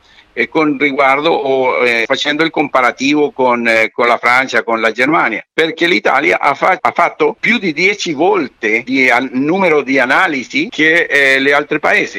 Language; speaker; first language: Italian; non-native, fluent; Spanish